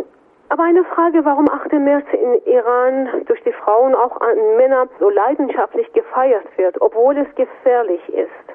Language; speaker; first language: German; non-native, fluent; Persian